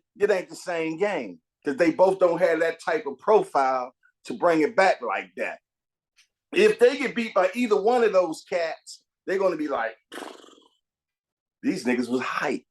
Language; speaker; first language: English; native; English